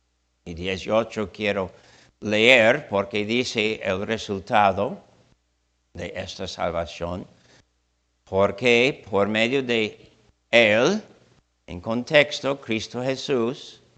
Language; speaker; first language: Spanish; non-native, fluent; English